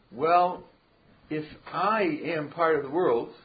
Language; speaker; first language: English; native; English